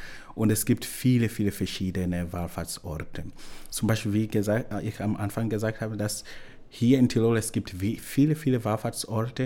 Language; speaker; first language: German; non-native, learner; Swahili